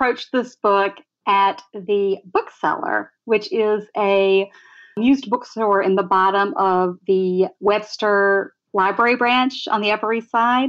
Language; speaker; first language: English; native; English